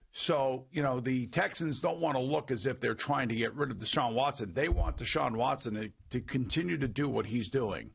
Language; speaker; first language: English; native; English